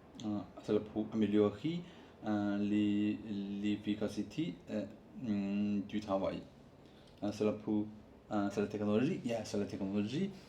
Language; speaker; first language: French; non-native, learner; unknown